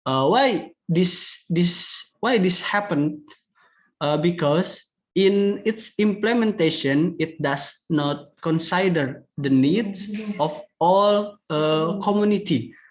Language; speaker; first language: English; non-native, learner; Indonesian